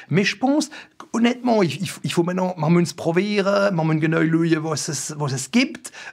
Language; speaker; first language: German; non-native, local second language; French